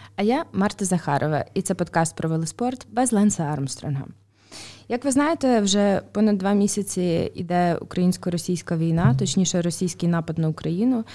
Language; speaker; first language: Ukrainian; native; Ukrainian